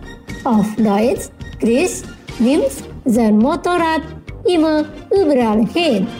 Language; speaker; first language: German; non-native, fluent; Indonesian